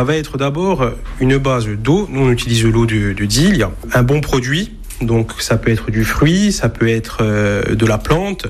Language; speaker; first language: French; native; French